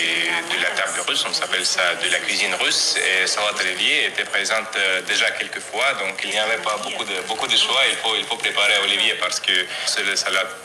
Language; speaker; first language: French; non-native, local second language; Russian